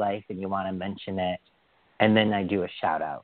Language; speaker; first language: English; native; English